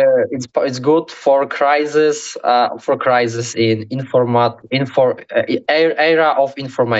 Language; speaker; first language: English; non-native, learner; Polish